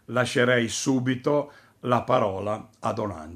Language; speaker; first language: Italian; native; Italian